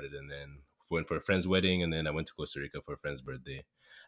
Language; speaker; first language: English; non-native, local second language; Yoruba